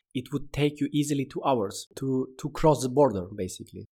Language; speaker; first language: English; non-native, fluent; Uzbek